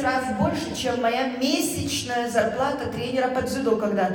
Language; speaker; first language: Russian; native; Russian